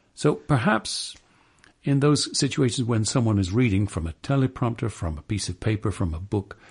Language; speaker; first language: English; native; English